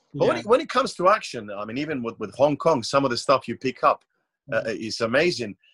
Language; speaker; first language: English; non-native, fluent; Croatian